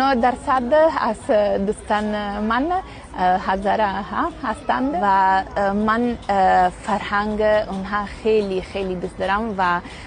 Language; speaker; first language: Persian; non-native, learner; Italian